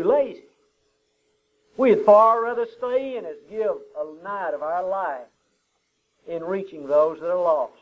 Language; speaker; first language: English; native; English